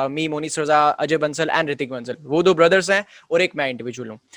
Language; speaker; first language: Hindi; native; Hindi